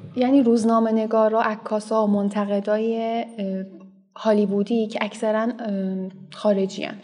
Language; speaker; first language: Persian; native; Persian